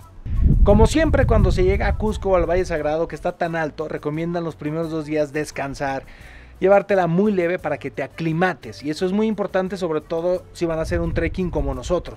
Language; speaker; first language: Spanish; native; Spanish